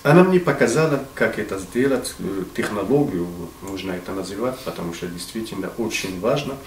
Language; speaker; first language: Russian; non-native, fluent; Arabic